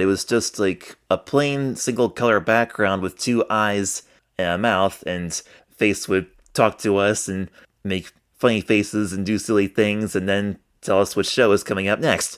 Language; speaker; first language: English; native; English